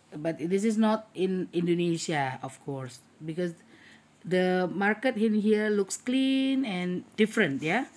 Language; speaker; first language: English; non-native, fluent; Indonesian